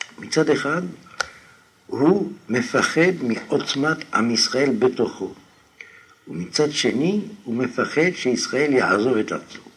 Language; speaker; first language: Hebrew; non-native, fluent; French